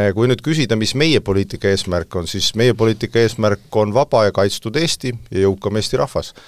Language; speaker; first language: Estonian; native; Estonian